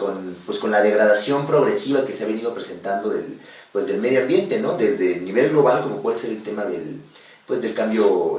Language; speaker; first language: Spanish; native; Spanish